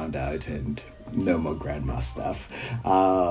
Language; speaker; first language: English; non-native, local second language; Yoruba